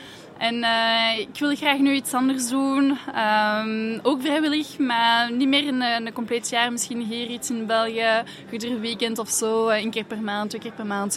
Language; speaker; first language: Dutch; non-native, fluent; French